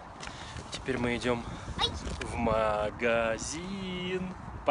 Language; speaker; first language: Russian; native; Russian